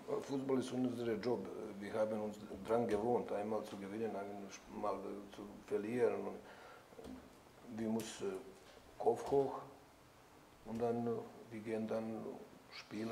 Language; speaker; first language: German; non-native, fluent; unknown